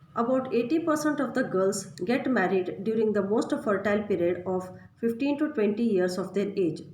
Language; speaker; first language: English; non-native, local second language; Kannada